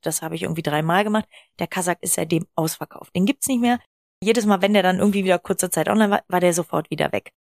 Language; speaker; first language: German; native; German